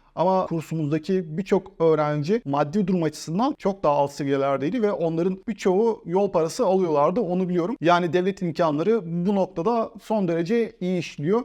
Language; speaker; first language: Turkish; native; Turkish